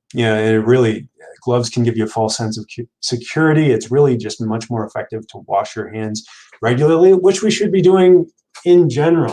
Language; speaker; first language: English; native; English